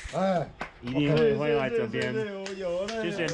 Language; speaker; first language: Chinese; non-native, fluent; English